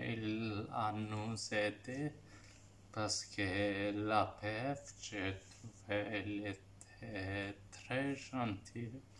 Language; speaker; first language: French; non-native, learner; Italian